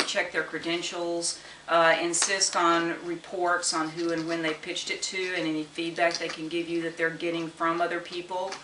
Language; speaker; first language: English; native; English